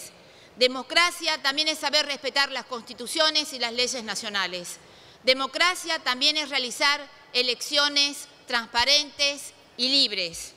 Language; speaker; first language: Spanish; native; Spanish